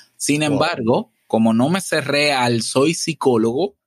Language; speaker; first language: Spanish; native; Spanish